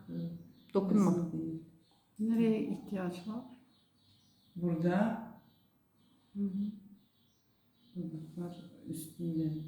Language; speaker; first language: Turkish; non-native, learner; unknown